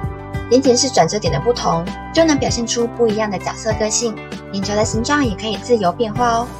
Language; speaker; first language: Chinese; native; Chinese